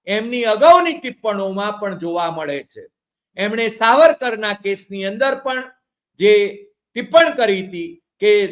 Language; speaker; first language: Gujarati; native; Gujarati